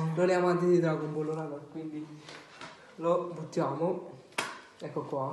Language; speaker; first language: Italian; native; Italian